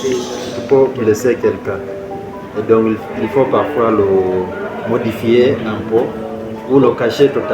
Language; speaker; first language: French; non-native, fluent; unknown